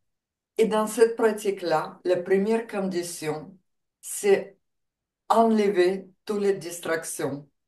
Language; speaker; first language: French; non-native, fluent; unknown